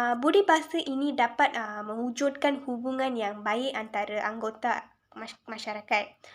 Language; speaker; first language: Malay; non-native, local second language; Tamil